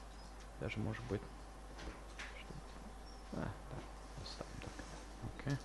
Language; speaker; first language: Russian; non-native, fluent; English